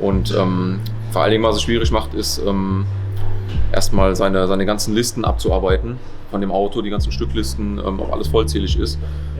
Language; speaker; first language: German; native; German